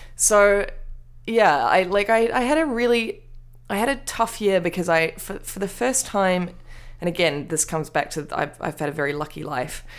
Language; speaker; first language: English; native; English